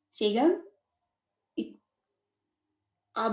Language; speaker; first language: German; non-native, learner; Macedonian